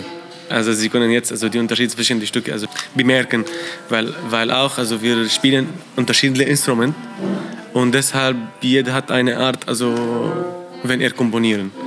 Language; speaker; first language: German; non-native, learner; Arabic